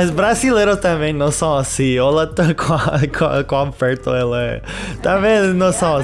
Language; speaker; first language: Portuguese; non-native, fluent; English